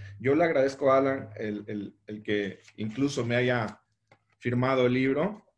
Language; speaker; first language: Spanish; native; Spanish